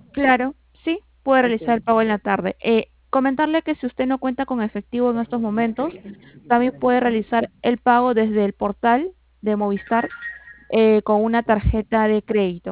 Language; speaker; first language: Spanish; native; Spanish